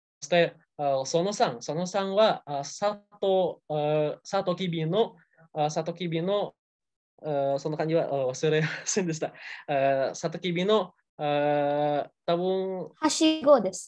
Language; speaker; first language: Japanese; non-native, learner; Indonesian